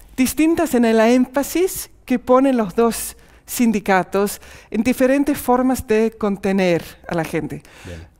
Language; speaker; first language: Spanish; non-native, fluent; English